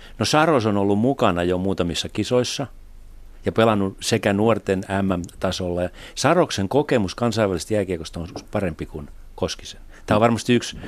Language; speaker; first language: Finnish; native; Finnish